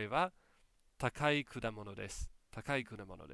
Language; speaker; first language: Japanese; non-native, fluent; English